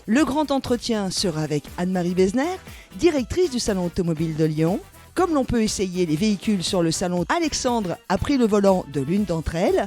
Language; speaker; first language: French; native; French